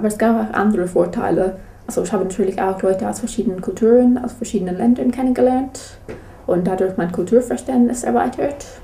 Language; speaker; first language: German; non-native, fluent; English